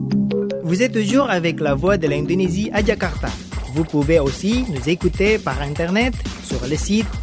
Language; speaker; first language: French; non-native, fluent; Indonesian